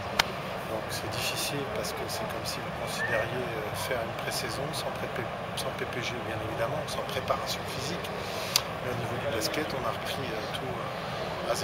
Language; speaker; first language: French; native; French